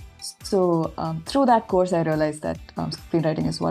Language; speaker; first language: English; non-native, local second language; Tamil